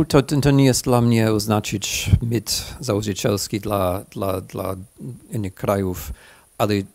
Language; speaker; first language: Polish; non-native, fluent; English